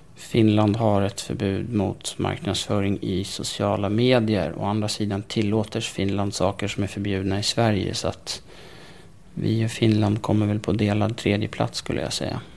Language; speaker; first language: Swedish; native; Swedish